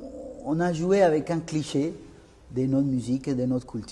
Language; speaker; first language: French; non-native, fluent; Spanish